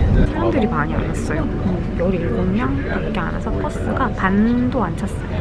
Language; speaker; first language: Korean; native; Korean